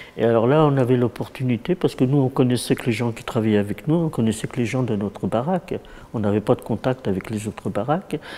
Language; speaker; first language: French; early bilingual, other home language; Yiddish